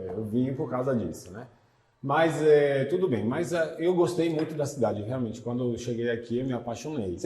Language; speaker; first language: Portuguese; non-native, fluent; Italian